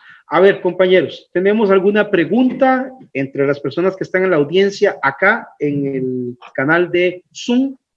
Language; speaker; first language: Spanish; native; Spanish